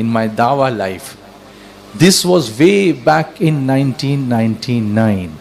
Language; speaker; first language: English; non-native, local second language; Urdu